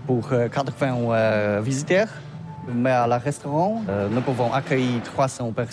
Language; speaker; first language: French; non-native, learner; Polish